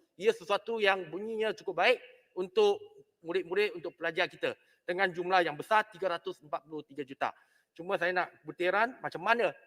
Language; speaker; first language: Malay; non-native, local second language; Chinese